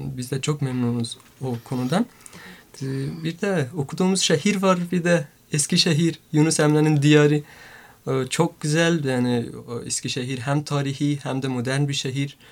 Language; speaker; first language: Turkish; non-native, fluent; Persian